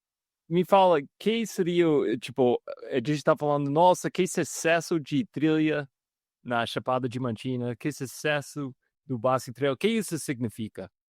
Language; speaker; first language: Portuguese; non-native, fluent; English